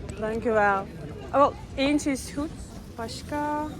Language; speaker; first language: Dutch; non-native, fluent; Turkish